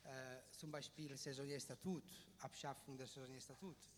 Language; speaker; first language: German; non-native, fluent; Italian